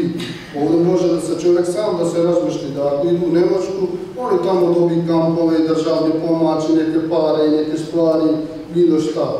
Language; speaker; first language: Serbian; non-native, learner; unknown